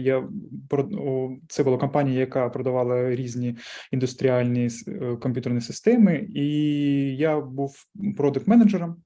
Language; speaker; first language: Ukrainian; non-native, local second language; Russian